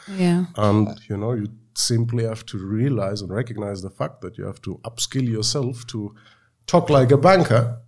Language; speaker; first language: English; non-native, fluent; German